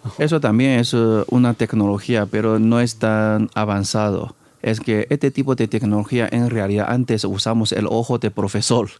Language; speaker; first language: Spanish; non-native, fluent; Chinese